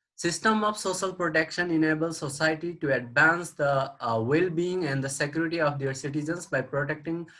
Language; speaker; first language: English; non-native, local second language; Nepali